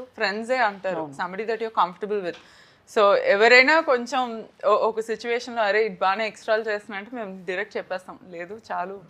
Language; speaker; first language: Telugu; native; Telugu